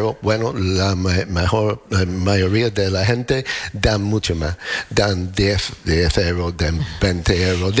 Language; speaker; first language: Spanish; non-native, learner; English